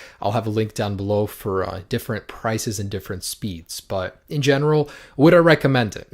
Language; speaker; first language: English; native; English